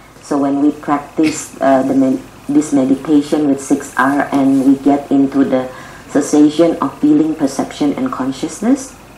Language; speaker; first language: English; non-native, fluent; Indonesian